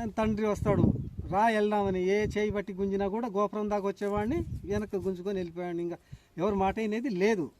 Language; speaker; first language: Telugu; non-native, local second language; Lambadi